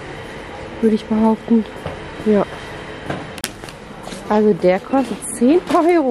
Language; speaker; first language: German; native; German